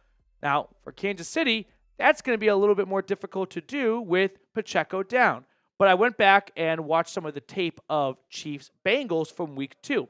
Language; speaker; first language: English; native; English